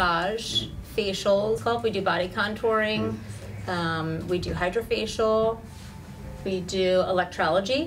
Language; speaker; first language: English; native; English